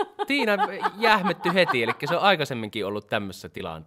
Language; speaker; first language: Finnish; native; Finnish